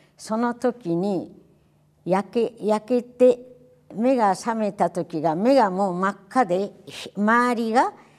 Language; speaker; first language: Japanese; native; Japanese